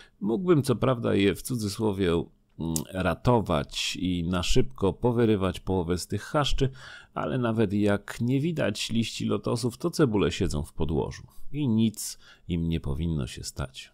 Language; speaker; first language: Polish; native; Polish